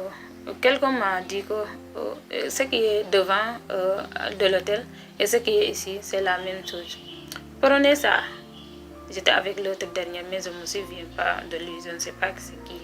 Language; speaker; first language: French; non-native, local second language; Wolof